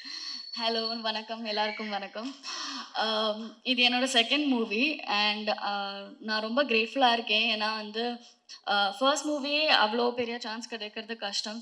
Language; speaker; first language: Tamil; non-native, fluent; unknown